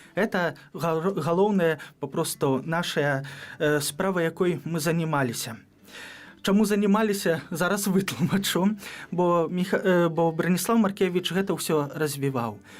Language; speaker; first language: Belarusian; native; Belarusian